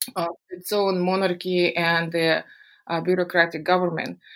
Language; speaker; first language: English; non-native, fluent; Russian